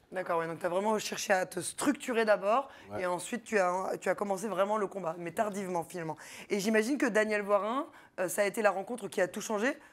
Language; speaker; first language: French; native; French